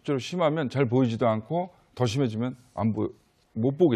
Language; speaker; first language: Korean; native; Korean